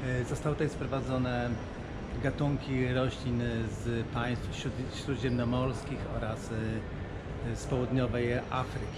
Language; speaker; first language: Polish; native; Polish